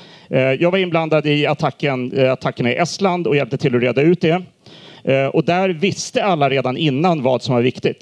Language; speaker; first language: Swedish; native; Swedish